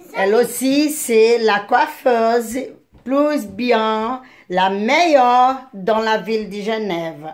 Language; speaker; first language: French; non-native, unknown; Portuguese